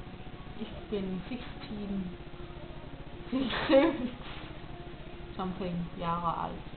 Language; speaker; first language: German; non-native, learner; Danish